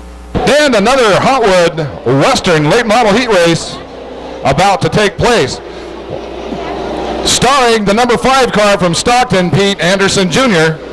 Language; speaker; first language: English; native; English